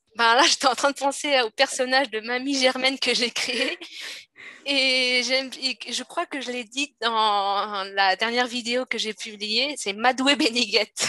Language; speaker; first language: French; native; French